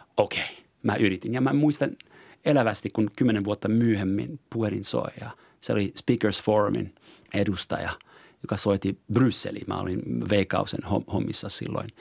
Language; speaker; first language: Finnish; non-native, fluent; French